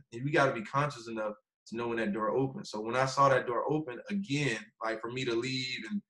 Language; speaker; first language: English; native; English